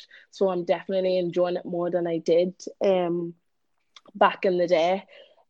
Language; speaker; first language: English; native; English